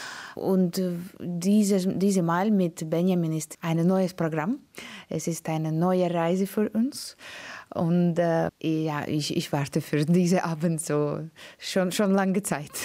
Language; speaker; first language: German; non-native, learner; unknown